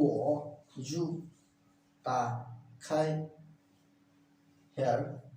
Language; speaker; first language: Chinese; non-native, learner; Bangla